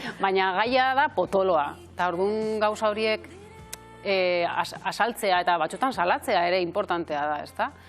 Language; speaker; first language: Basque; non-native, local second language; Spanish